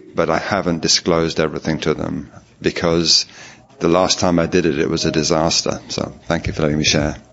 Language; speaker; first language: English; native; English